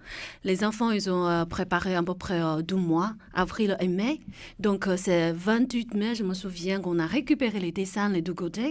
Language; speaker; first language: French; non-native, fluent; Chinese